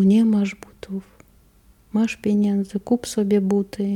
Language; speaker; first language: Polish; non-native, learner; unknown